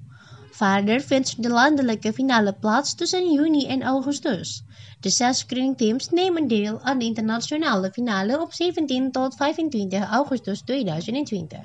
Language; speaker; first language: Dutch; non-native, fluent; Indonesian